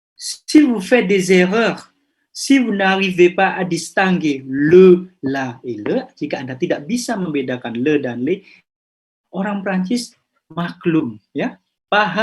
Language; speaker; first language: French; non-native, fluent; Indonesian